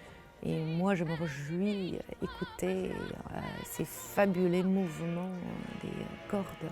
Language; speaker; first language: French; non-native, fluent; German